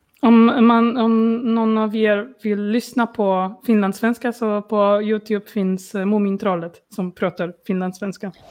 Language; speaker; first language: Swedish; non-native, learner; Polish